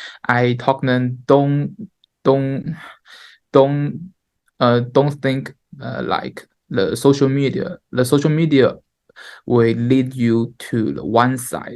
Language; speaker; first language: English; non-native, learner; Chinese